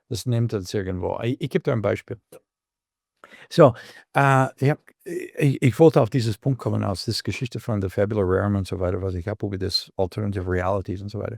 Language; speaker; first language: German; non-native, learner; English